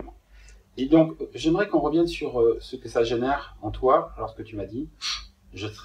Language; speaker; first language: French; native; French